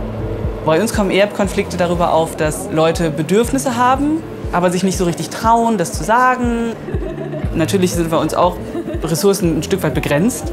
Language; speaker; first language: German; native; German